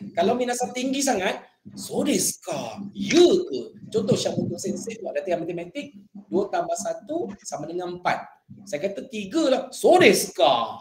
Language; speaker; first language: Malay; native; Malay